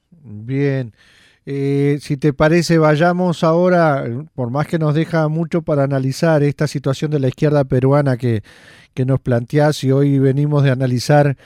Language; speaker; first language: Spanish; native; Spanish